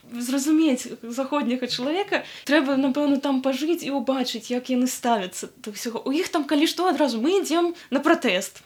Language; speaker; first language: Belarusian; non-native, local second language; Russian